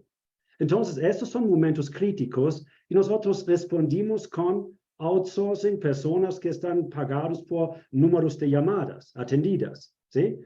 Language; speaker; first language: Spanish; non-native, fluent; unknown